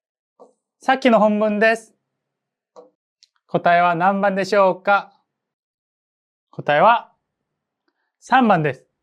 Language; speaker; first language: Japanese; non-native, fluent; Korean